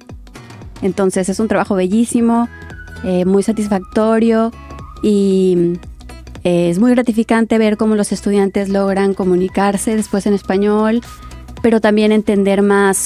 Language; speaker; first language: Spanish; native; Spanish